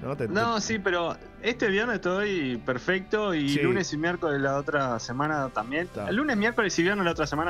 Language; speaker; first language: Spanish; native; Spanish